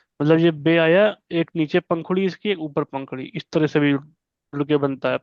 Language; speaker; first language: Hindi; native; Hindi